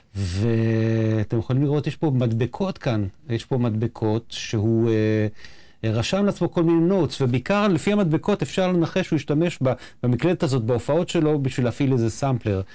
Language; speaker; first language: Hebrew; native; Hebrew